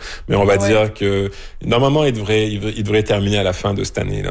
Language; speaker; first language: French; native; French